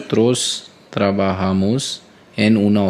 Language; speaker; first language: Spanish; non-native, learner; Hindi